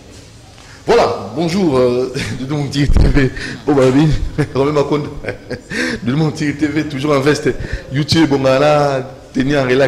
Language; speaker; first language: French; non-native, local second language; Lingala